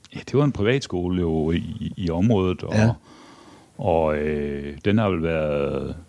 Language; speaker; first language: Danish; native; Danish